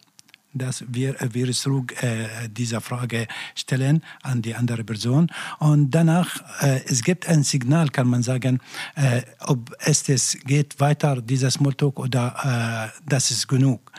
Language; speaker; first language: German; non-native, learner; Arabic